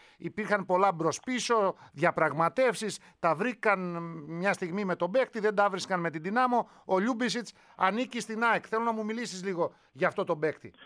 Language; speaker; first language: Greek; native; Greek